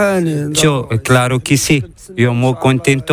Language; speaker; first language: Spanish; non-native, learner; Arabic